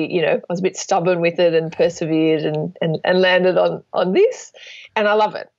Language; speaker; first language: English; native; English